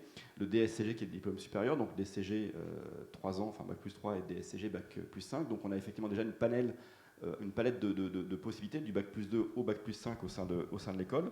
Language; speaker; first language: French; native; French